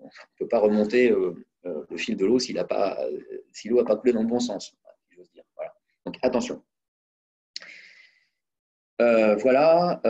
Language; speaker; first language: French; native; French